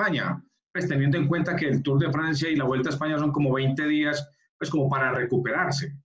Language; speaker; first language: Spanish; native; Spanish